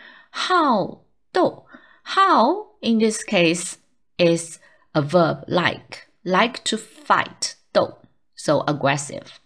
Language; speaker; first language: English; non-native, fluent; Chinese